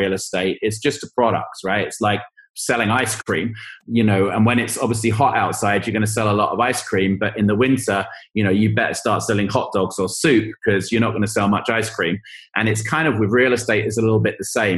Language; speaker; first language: English; native; English